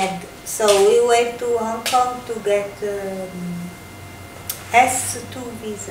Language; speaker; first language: English; non-native, fluent; Italian